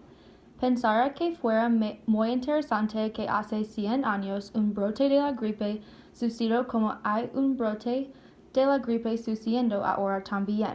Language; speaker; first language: Spanish; non-native, learner; English